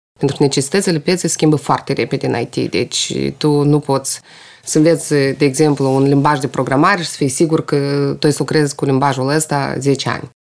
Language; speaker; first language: Romanian; non-native, local second language; Russian